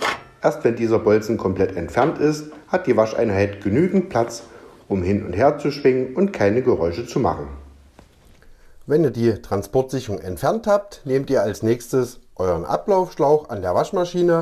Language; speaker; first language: German; native; German